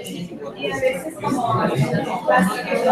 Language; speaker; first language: Spanish; non-native, fluent; English